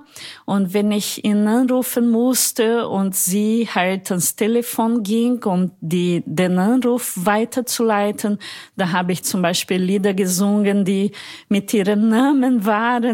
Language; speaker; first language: German; non-native, fluent; Portuguese